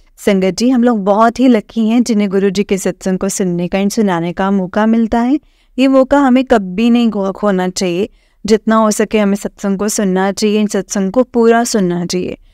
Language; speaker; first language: Hindi; native; Hindi